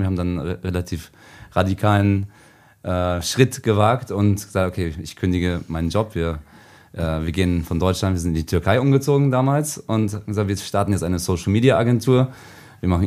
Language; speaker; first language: German; native; German